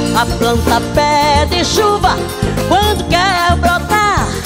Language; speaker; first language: Portuguese; native; Portuguese